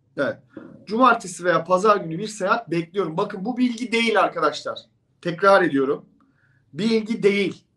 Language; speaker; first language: Turkish; native; Turkish